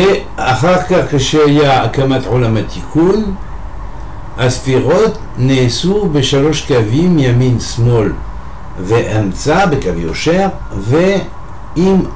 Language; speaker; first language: Hebrew; non-native, fluent; French